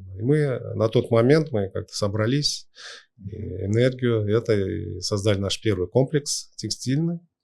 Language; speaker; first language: Russian; non-native, local second language; Uzbek